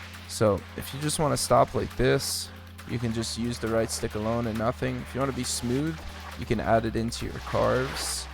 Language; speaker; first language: English; native; English